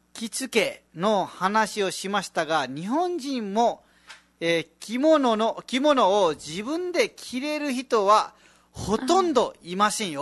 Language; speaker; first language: Japanese; non-native, fluent; Nepali